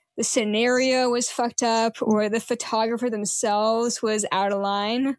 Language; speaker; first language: English; native; English